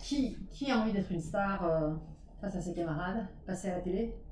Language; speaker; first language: French; native; French